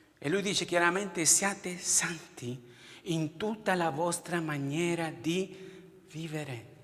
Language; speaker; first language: Italian; non-native, fluent; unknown